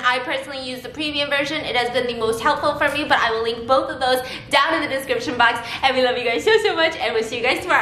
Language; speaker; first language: English; early bilingual, other home language; Korean